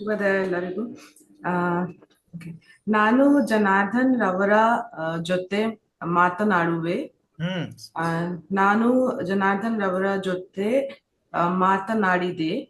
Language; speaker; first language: Kannada; non-native, learner; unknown